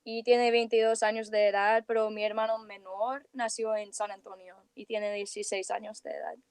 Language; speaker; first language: Spanish; early bilingual, heritage; Spanish